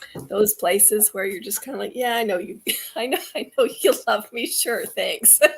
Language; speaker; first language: English; native; English